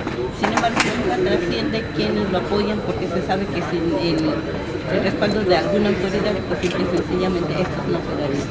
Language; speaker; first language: Spanish; native; Spanish